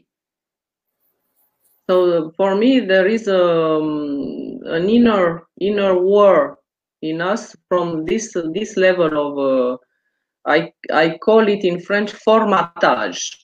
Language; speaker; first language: English; non-native, fluent; Romanian